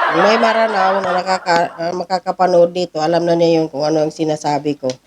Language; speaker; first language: Filipino; non-native, local second language; Cebuano